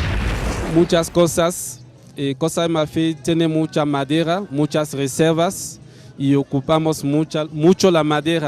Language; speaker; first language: Spanish; non-native, fluent; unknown